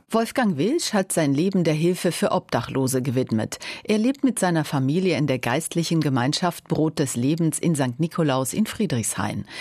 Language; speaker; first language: German; native; German